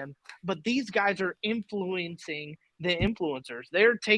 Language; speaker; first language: English; native; English